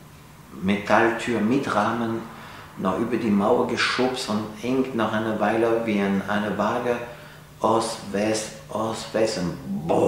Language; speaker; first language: German; non-native, fluent; French